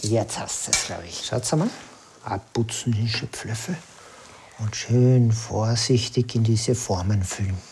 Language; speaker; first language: German; native; German